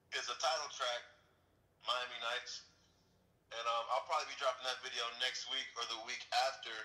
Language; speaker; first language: English; native; English